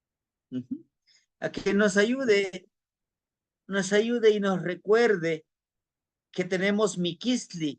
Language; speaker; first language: Spanish; native; Spanish